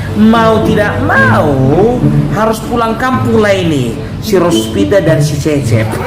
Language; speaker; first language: Indonesian; native; Indonesian